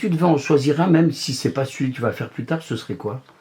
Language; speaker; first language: French; native; French